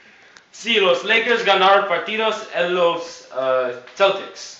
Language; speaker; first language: Spanish; non-native, learner; English